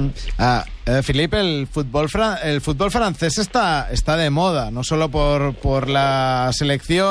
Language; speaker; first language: Spanish; native; Spanish